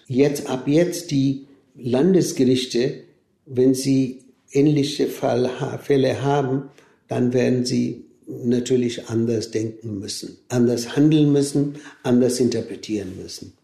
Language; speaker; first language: German; non-native, fluent; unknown